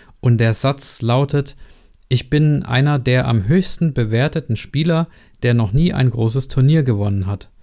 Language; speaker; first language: German; non-native, learner; Czech